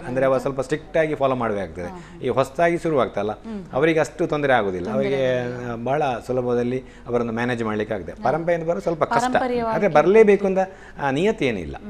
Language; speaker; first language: Kannada; non-native, local second language; Tulu